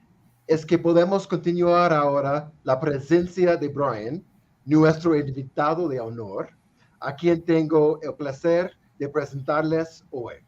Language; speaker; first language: Spanish; non-native, fluent; English